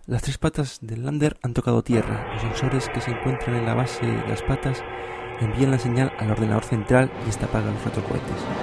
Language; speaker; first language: Spanish; native; Spanish